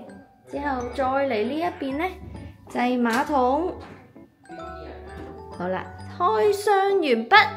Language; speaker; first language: Cantonese; native; Cantonese